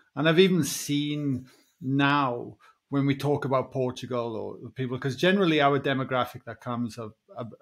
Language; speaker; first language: English; native; English